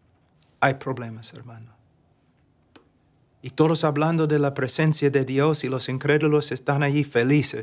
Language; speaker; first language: Spanish; non-native, fluent; English